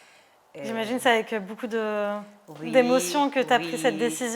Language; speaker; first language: French; native; French